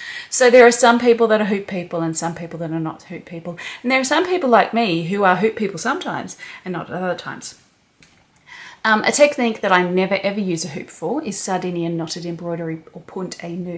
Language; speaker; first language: English; native; English